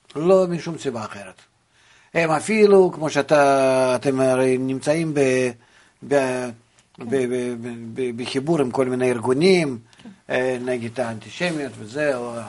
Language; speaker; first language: Hebrew; non-native, fluent; Russian